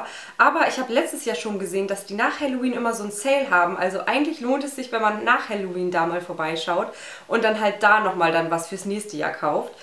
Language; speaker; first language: German; native; German